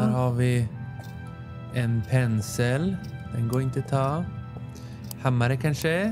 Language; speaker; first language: Swedish; native; Swedish